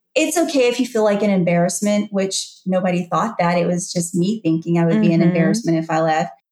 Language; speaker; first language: English; native; English